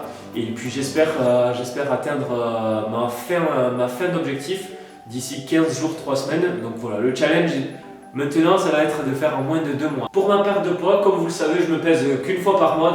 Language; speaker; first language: French; native; French